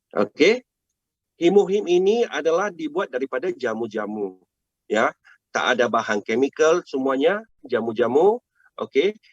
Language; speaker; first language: Malay; non-native, local second language; Chinese